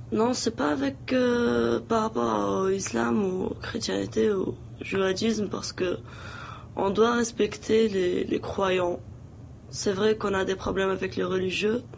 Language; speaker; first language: French; non-native, local second language; Arabic